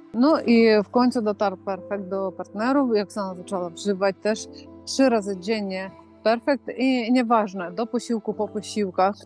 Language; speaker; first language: Polish; non-native, fluent; Ukrainian